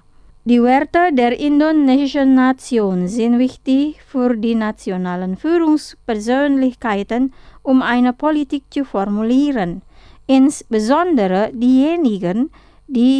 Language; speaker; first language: German; non-native, fluent; Indonesian